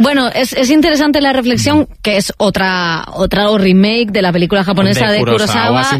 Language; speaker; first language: Spanish; native; Spanish